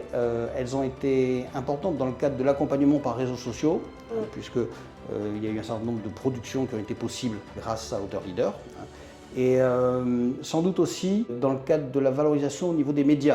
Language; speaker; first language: French; native; French